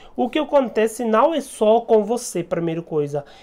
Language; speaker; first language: Portuguese; non-native, learner; Hindi